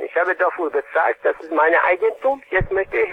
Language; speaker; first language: German; non-native, learner; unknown